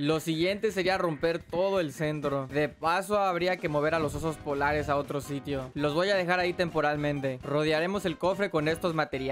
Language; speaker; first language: Spanish; native; Spanish